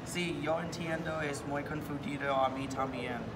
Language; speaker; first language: Spanish; non-native, learner; English